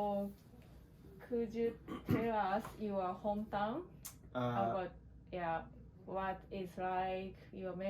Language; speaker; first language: English; non-native, learner; Japanese